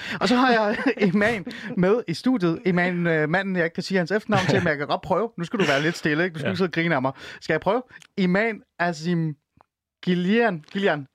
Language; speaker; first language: Danish; early bilingual, other home language; Persian